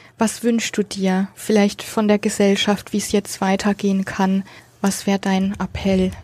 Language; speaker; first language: German; native; German